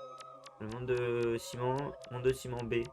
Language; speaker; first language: French; native; French